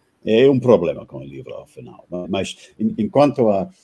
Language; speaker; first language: Portuguese; non-native, fluent; English